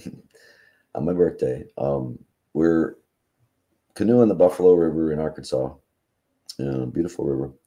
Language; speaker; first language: English; native; English